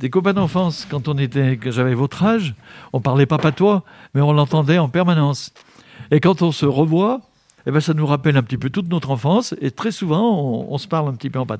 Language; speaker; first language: French; native; French